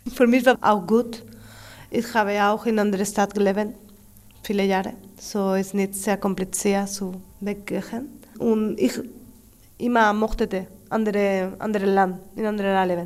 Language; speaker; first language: German; non-native, learner; Spanish